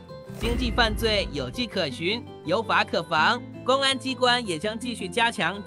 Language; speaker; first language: Chinese; native; Chinese